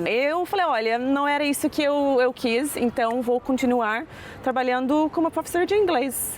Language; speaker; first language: Portuguese; non-native, fluent; English